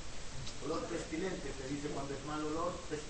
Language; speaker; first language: Spanish; native; Spanish